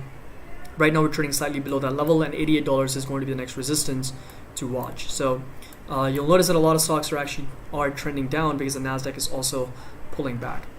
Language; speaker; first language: English; native; English